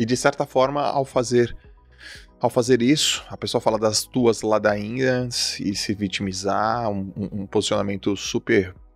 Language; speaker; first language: Portuguese; native; Portuguese